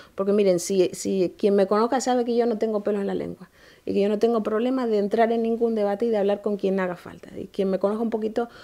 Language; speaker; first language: Spanish; native; Spanish